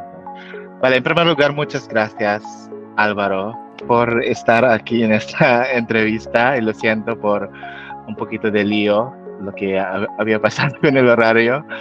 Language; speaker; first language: Spanish; non-native, fluent; Filipino